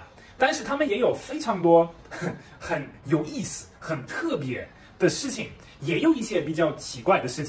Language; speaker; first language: Chinese; non-native, fluent; German